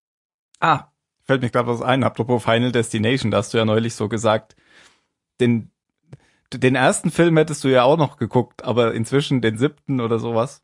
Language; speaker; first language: German; native; German